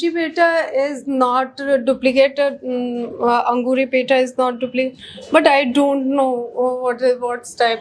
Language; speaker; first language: English; non-native, learner; Hindi